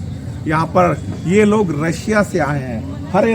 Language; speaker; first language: Hindi; native; Hindi